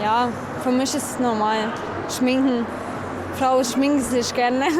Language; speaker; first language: German; non-native, fluent; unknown